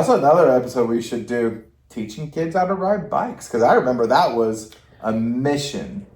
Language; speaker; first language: English; native; English